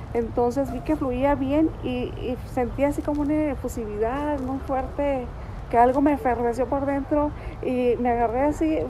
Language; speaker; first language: Spanish; native; Spanish